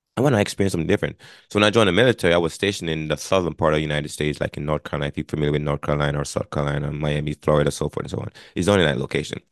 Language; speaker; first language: English; non-native, local second language; Jamaican Creole English